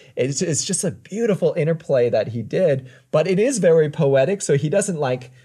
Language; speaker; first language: English; native; English